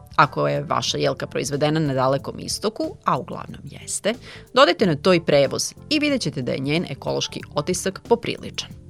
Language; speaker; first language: Serbian; native; Serbian